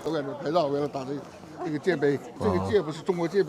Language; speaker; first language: Chinese; native; Chinese